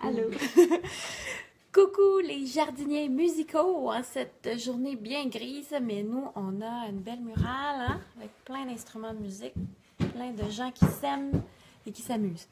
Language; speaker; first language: French; native; French